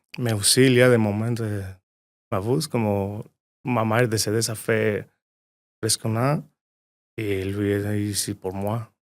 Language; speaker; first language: French; non-native, learner; Spanish